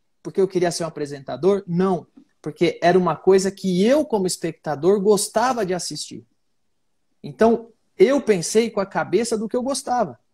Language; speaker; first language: Portuguese; native; Portuguese